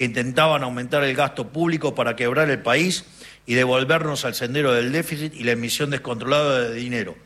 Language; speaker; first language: Spanish; native; Spanish